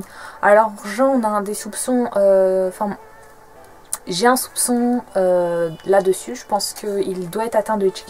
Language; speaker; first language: French; native; French